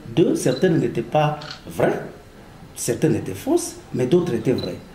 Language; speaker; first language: French; non-native, local second language; Swahili